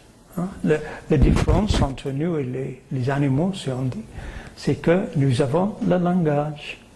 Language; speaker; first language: French; non-native, learner; English